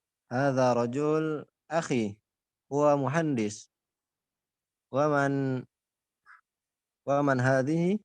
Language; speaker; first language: Arabic; non-native, learner; Indonesian